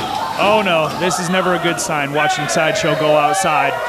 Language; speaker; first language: English; native; English